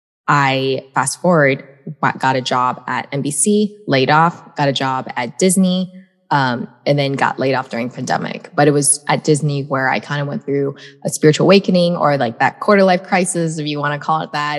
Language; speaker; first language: English; native; English